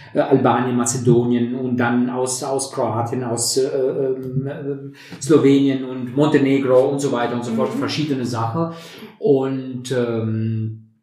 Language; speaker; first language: German; non-native, fluent; Albanian